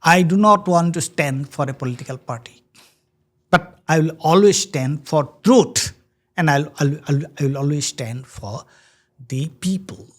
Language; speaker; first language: English; non-native, local second language; Assamese